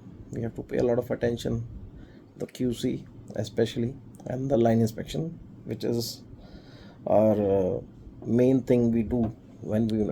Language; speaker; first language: English; non-native, local second language; Hindi